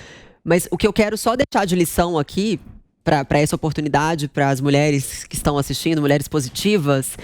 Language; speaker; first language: Portuguese; native; Portuguese